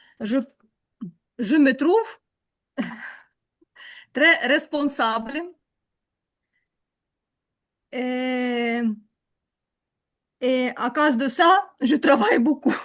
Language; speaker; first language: French; non-native, learner; Ukrainian